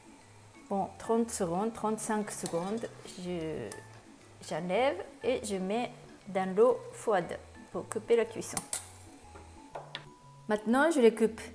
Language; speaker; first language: French; non-native, fluent; Japanese